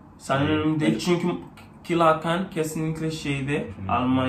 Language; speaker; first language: Turkish; non-native, learner; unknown